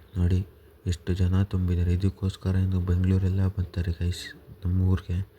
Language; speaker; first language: Kannada; native; Kannada